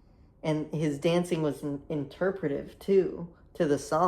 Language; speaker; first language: English; native; English